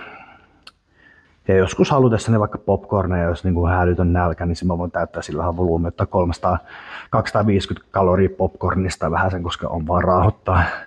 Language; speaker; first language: Finnish; native; Finnish